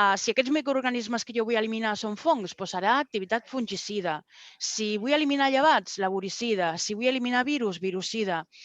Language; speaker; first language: Catalan; non-native, local second language; Spanish